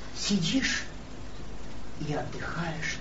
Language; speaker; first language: Polish; non-native, learner; Russian